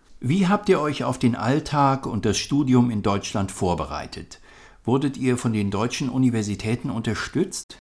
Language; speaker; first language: German; native; German